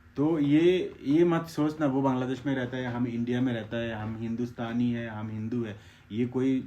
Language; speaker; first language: Hindi; non-native, fluent; Bangla